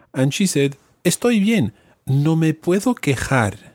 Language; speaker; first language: Spanish; non-native, fluent; English